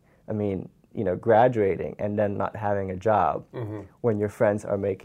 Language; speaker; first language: English; non-native, fluent; Dutch